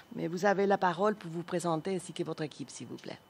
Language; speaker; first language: French; non-native, fluent; Spanish